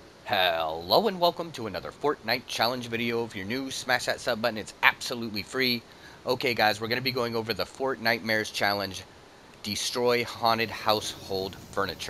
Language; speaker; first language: English; native; English